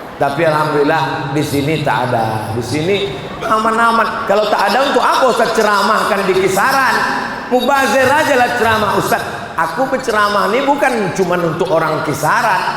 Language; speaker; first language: Indonesian; native; Indonesian